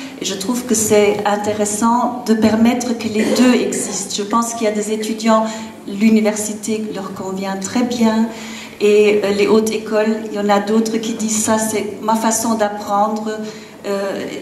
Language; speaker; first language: French; non-native, fluent; German